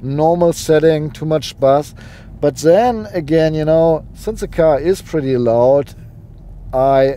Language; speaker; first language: English; non-native, fluent; German